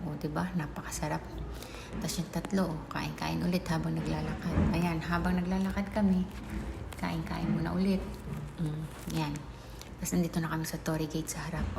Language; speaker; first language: Filipino; native; Filipino